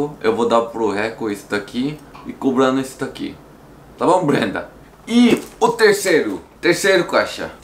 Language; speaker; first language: Portuguese; non-native, fluent; Korean